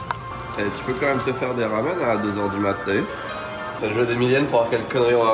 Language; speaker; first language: French; native; French